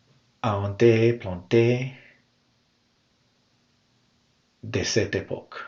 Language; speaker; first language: French; non-native, learner; English